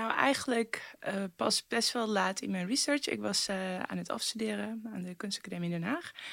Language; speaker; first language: Dutch; early bilingual, other home language; Persian